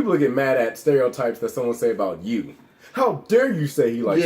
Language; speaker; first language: English; native; English